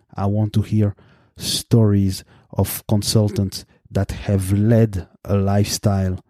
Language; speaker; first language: English; non-native, fluent; French